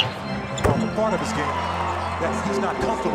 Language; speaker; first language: English; native; English